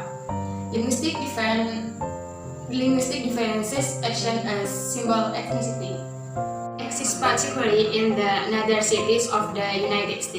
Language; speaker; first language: English; non-native, learner; Indonesian